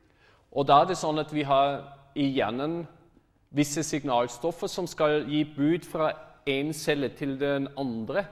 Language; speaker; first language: Norwegian; non-native, fluent; German